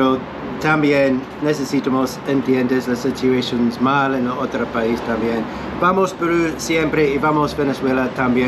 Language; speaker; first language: Spanish; non-native, learner; English